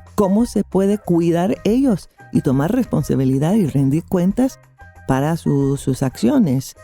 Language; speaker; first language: Spanish; non-native, fluent; English